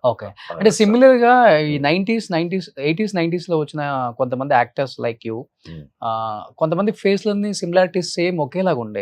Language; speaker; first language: Telugu; native; Telugu